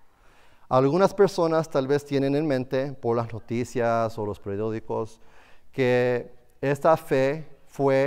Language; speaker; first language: Spanish; non-native, fluent; English